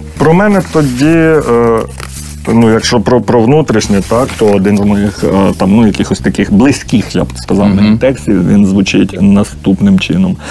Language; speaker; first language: Ukrainian; native; Ukrainian